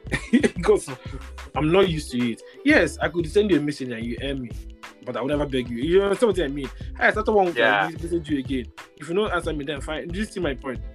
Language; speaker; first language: English; non-native, local second language; Igbo